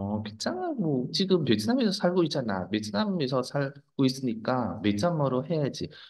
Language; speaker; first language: Korean; non-native, fluent; Vietnamese